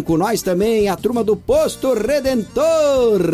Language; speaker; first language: Portuguese; native; Portuguese